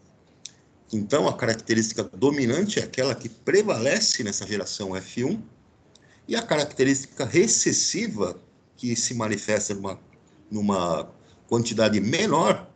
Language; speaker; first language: Portuguese; native; Portuguese